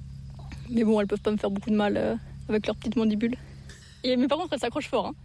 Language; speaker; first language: French; native; French